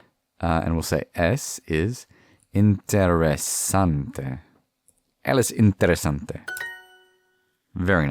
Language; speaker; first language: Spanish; non-native, learner; English